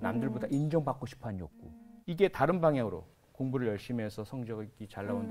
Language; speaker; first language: Korean; native; Korean